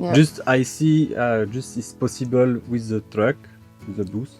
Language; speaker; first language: English; non-native, learner; French